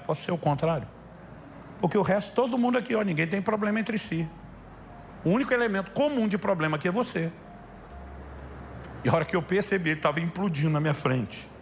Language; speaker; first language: Portuguese; native; Portuguese